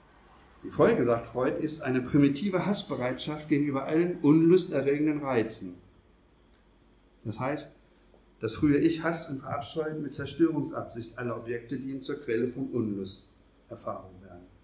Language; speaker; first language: German; native; German